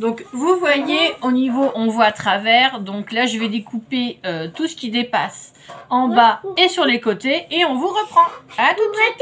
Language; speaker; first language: French; native; French